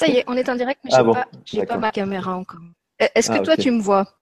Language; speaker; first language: French; native; French